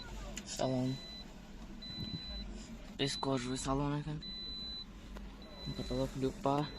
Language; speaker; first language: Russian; non-native, local second language; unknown